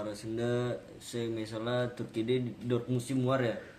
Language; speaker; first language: Turkish; non-native, learner; Indonesian